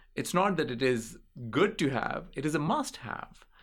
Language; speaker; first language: English; non-native, local second language; Urdu